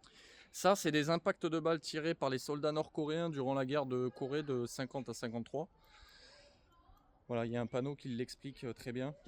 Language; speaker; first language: French; native; French